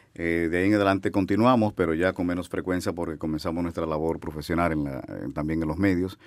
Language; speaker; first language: Spanish; native; Spanish